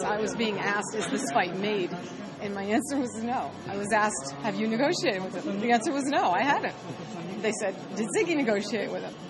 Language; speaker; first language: English; native; English